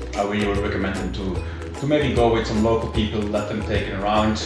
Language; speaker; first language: English; non-native, fluent; Dutch